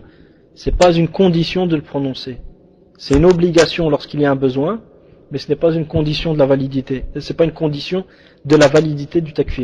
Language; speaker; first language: French; native; French